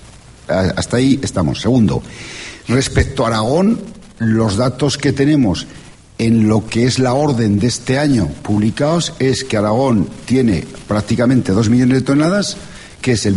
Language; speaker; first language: Spanish; native; Spanish